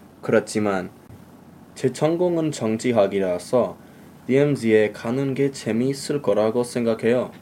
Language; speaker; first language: Korean; non-native, learner; English